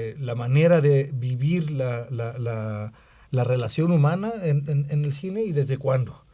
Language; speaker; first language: Spanish; native; Spanish